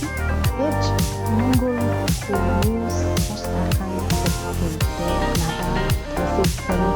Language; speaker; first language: Mongolian; non-native, learner; Italian